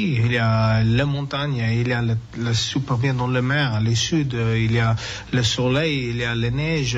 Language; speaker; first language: French; non-native, learner; English